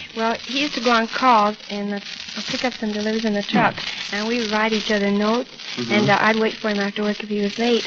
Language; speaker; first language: English; native; English